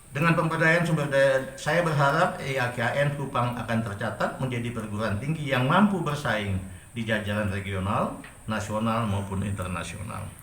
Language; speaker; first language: Indonesian; non-native, local second language; Achinese